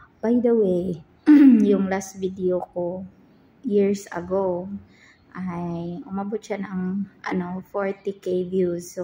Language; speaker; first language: Filipino; non-native, local second language; Cebuano